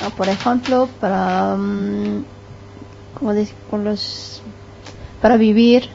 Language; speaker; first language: Spanish; non-native, learner; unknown